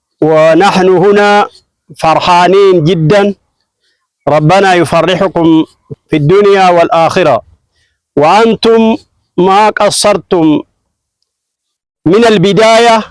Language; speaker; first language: Arabic; non-native, fluent; Oromo